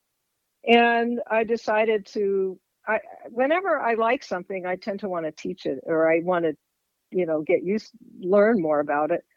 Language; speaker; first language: English; native; English